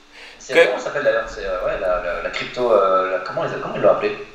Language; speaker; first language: French; native; French